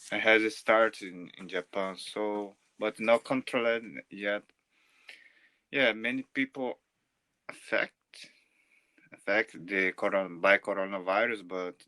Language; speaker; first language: English; non-native, learner; Portuguese